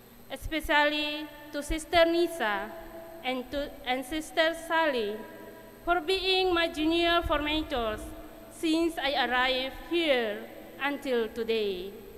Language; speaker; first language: English; non-native, fluent; Indonesian